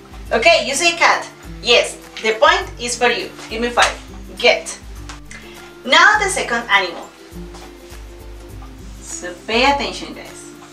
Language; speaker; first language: English; non-native, fluent; Spanish